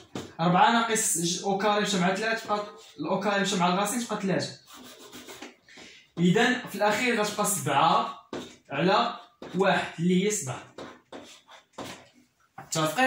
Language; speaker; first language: Arabic; native; Arabic